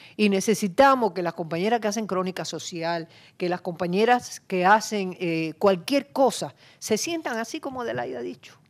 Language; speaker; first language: Spanish; native; Spanish